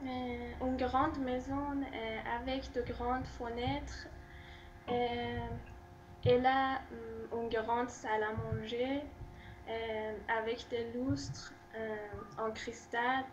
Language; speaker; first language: French; non-native, learner; Persian